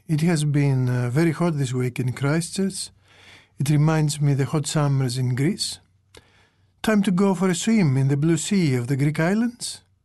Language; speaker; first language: English; non-native, fluent; Greek